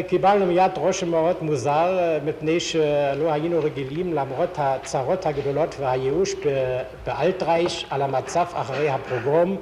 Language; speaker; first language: Hebrew; non-native, fluent; German